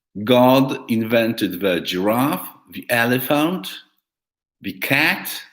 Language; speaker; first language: English; non-native, fluent; Polish